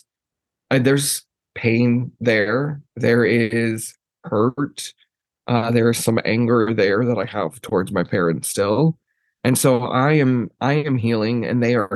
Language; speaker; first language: English; native; English